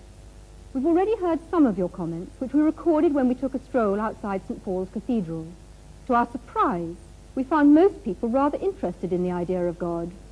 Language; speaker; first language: English; native; English